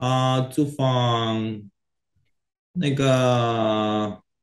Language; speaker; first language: Chinese; non-native, learner; Korean